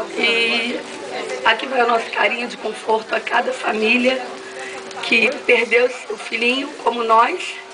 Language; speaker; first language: Portuguese; native; Portuguese